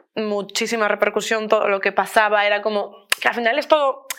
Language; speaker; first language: Spanish; native; Spanish